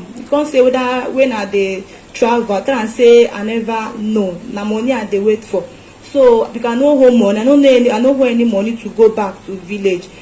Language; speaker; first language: Nigerian Pidgin; non-native, local second language; Igbo